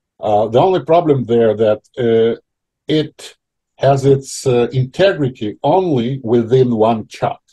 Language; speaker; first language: English; non-native, fluent; Russian